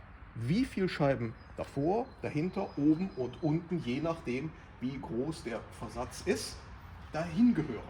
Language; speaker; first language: German; native; German